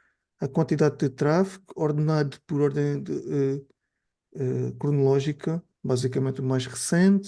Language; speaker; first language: Portuguese; native; Portuguese